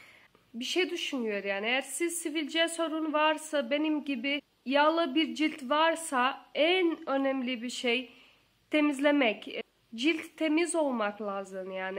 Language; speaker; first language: Turkish; non-native, learner; Portuguese